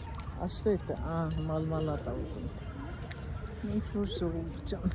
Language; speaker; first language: Russian; non-native, fluent; Armenian